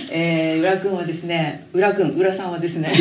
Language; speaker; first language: Japanese; native; Japanese